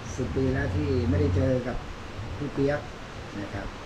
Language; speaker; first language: Thai; native; Thai